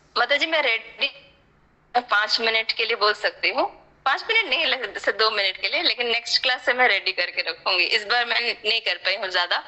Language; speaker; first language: Hindi; native; Hindi